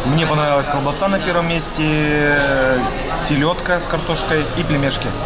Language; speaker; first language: Russian; native; Russian